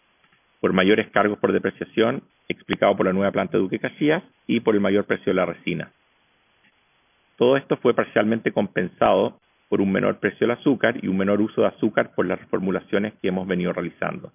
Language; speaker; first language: Spanish; native; Spanish